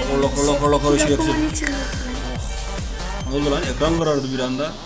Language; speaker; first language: Turkish; native; Turkish